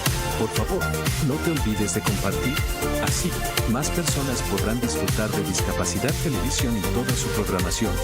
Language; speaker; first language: Spanish; native; Spanish